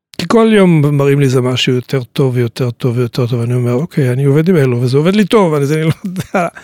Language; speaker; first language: Hebrew; native; Hebrew